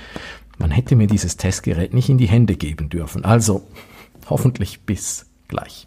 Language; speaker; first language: German; native; German